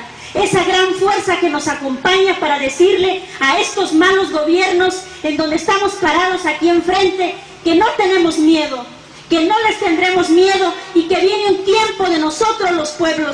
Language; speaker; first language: Spanish; native; Spanish